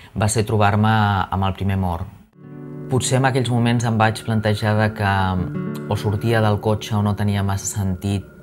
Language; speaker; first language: Catalan; native; Catalan